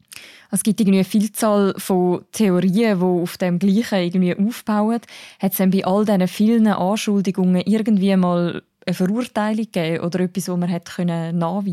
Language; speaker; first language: German; native; German